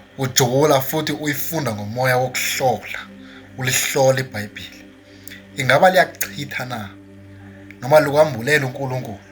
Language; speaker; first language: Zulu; non-native, local second language; Xhosa